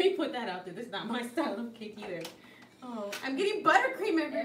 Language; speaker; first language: English; native; English